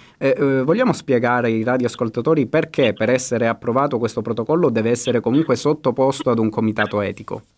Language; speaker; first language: Italian; native; Italian